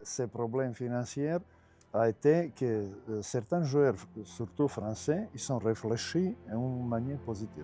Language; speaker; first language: French; non-native, learner; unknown